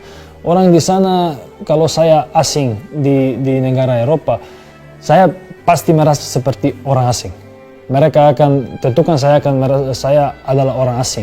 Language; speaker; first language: Indonesian; non-native, fluent; Serbian